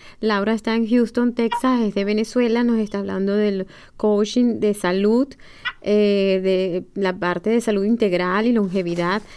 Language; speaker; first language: Spanish; native; Spanish